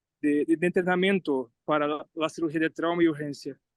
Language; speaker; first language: Spanish; non-native, learner; Portuguese